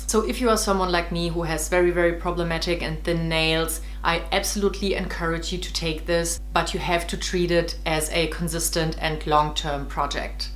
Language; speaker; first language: English; non-native, fluent; German